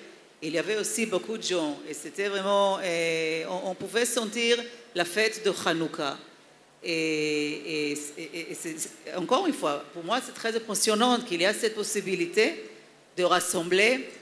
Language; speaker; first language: French; non-native, fluent; Hebrew